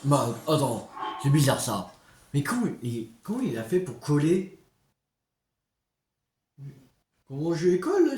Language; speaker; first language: French; native; French